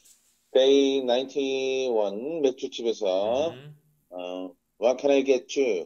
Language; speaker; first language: English; non-native, learner; Korean